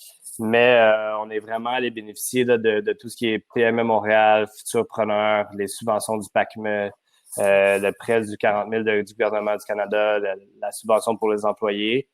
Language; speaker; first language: French; native; French